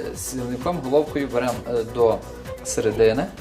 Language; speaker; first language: Ukrainian; native; Ukrainian